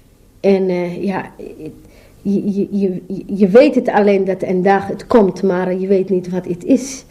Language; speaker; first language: Dutch; non-native, learner; Somali